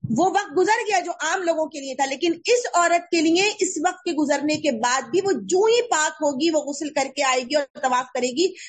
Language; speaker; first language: Urdu; native; Urdu